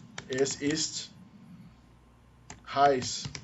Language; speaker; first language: German; non-native, fluent; Portuguese